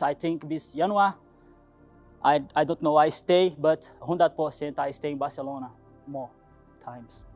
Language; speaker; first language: English; non-native, learner; Portuguese